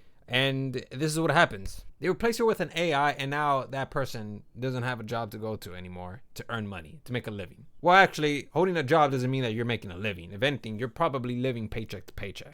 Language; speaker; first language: English; native; English